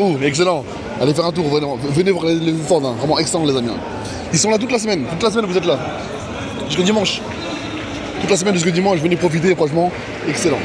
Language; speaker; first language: French; native; French